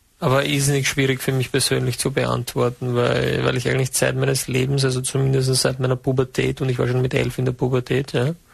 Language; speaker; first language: German; native; German